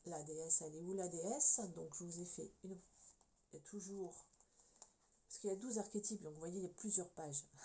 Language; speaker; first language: French; native; French